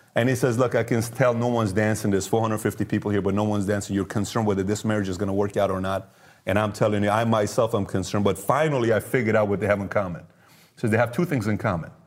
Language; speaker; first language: English; early bilingual, other home language; Persian